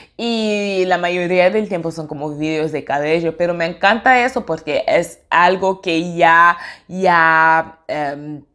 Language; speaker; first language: Spanish; non-native, fluent; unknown